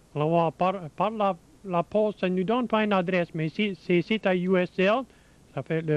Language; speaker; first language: French; early bilingual, heritage; French